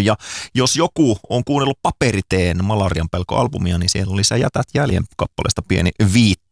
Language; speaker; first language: Finnish; native; Finnish